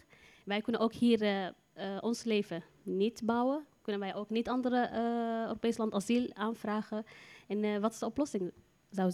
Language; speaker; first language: Dutch; non-native, learner; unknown